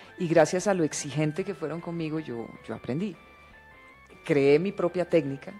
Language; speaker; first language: Spanish; early bilingual, other home language; English